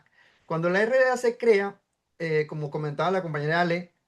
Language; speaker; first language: Spanish; native; Spanish